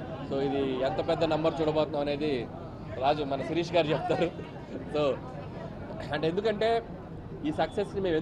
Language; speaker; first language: Telugu; native; Telugu